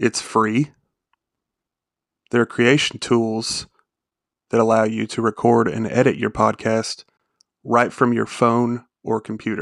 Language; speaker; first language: English; native; English